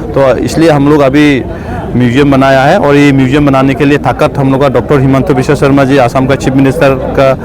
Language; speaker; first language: Hindi; non-native, local second language; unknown